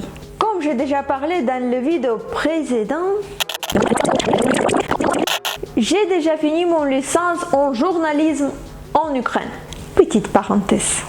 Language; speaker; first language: French; non-native, fluent; Ukrainian